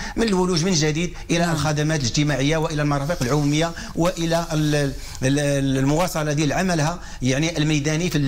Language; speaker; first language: Arabic; non-native, fluent; Spanish